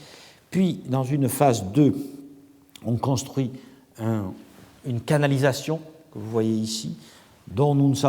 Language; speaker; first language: French; native; French